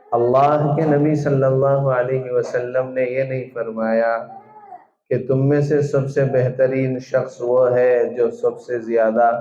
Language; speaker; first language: Urdu; native; Urdu